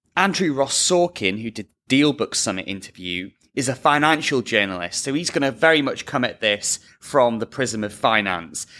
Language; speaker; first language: English; native; English